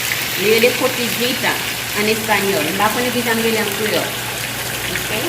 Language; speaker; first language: French; non-native, learner; Haitian Creole